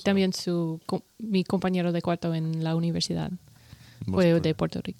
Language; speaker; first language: Spanish; non-native, learner; English